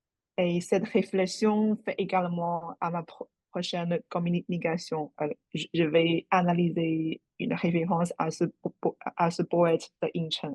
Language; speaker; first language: French; non-native, fluent; Chinese